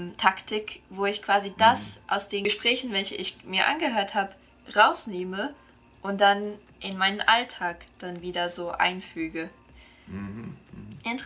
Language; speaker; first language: German; non-native, fluent; English